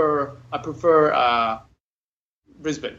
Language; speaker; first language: English; non-native, local second language; Cantonese